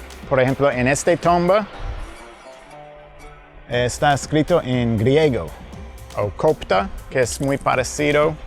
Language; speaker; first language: Spanish; non-native, fluent; English